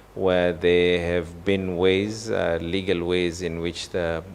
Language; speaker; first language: English; non-native, local second language; Swahili